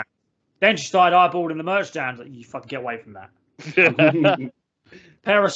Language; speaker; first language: English; native; English